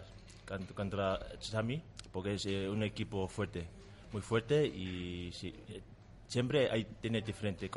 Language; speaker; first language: Spanish; non-native, learner; Tongan